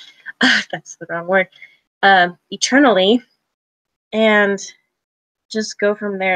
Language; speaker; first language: English; native; English